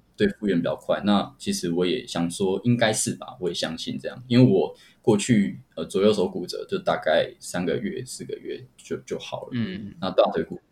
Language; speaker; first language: Chinese; native; Chinese